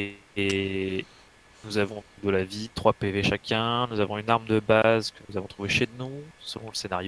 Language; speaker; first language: French; native; French